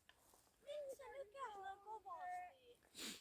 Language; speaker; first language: Finnish; non-native, fluent; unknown